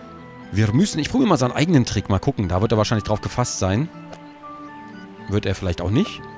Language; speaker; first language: German; native; German